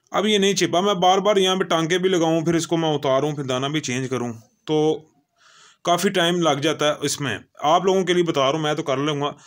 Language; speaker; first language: Urdu; non-native, local second language; Punjabi